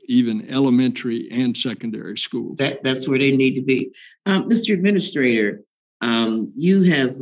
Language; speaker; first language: English; native; English